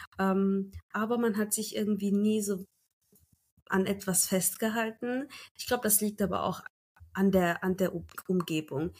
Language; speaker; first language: German; early bilingual, other home language; Turkish